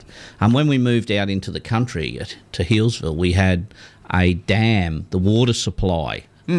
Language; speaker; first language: English; native; English